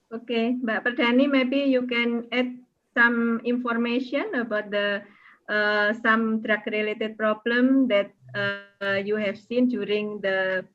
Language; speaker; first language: English; non-native, learner; Indonesian